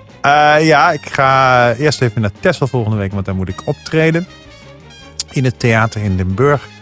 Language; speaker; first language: Dutch; native; Dutch